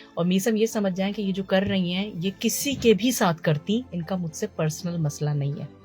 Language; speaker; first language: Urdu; early bilingual, heritage; Urdu